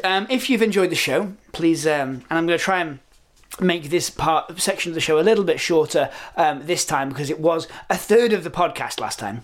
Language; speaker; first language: English; native; English